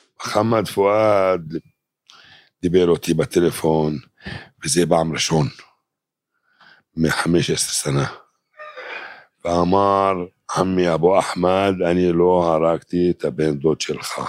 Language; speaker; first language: Hebrew; non-native, local second language; Arabic